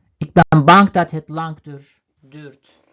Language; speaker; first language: Dutch; non-native, learner; Turkish